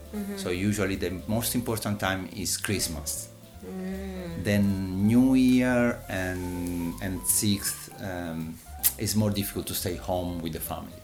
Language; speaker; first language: English; non-native, learner; Italian